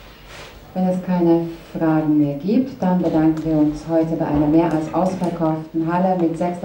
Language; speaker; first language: German; native; German